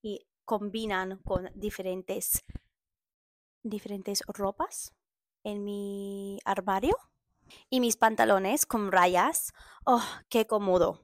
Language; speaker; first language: Spanish; non-native, learner; English